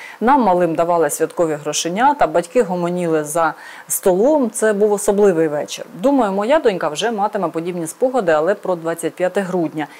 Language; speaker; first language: Ukrainian; native; Ukrainian